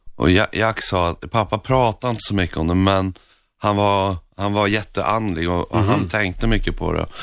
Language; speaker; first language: Swedish; non-native, fluent; Norwegian